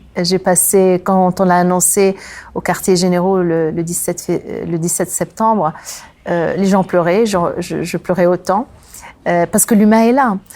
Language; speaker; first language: French; non-native, local second language; Arabic